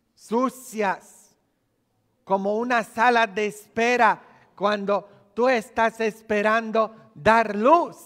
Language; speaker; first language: Spanish; non-native, fluent; Polish